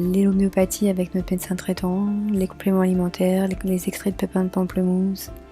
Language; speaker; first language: French; native; French